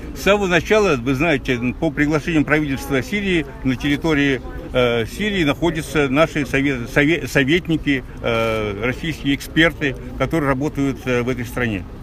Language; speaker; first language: Russian; native; Russian